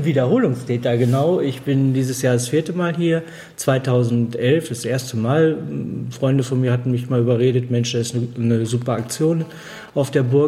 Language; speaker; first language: German; native; German